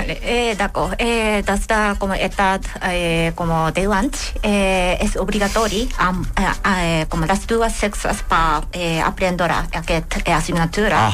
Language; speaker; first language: Catalan; non-native, learner; Japanese